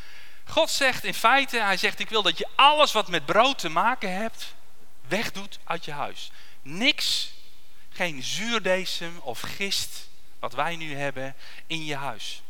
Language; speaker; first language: Dutch; native; Dutch